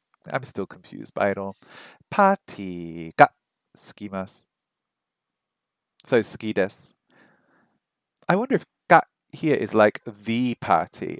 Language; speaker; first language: English; native; English